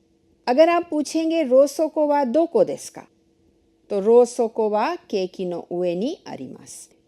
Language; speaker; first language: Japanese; non-native, fluent; Hindi